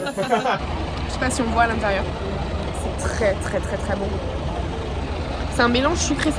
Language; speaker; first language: French; native; French